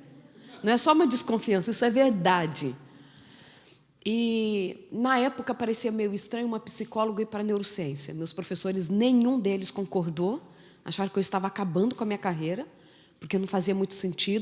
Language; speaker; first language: Portuguese; native; Portuguese